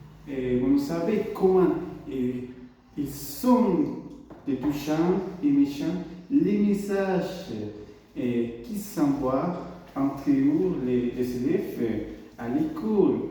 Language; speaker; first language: French; non-native, learner; Spanish